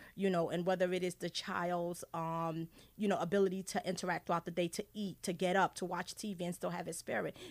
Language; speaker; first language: English; early bilingual, other home language; Haitian Creole